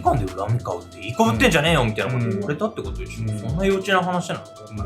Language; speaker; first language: Japanese; native; Japanese